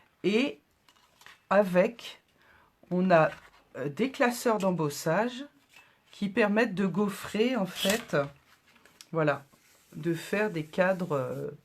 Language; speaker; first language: French; native; French